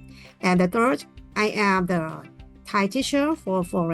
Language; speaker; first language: English; non-native, learner; Thai